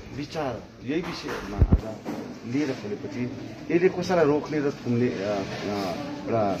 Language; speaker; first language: Nepali; native; Nepali